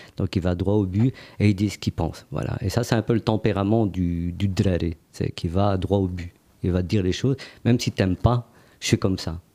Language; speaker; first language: French; native; French